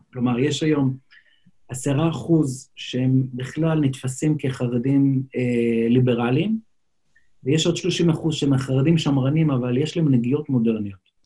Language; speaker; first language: Hebrew; non-native, local second language; Yiddish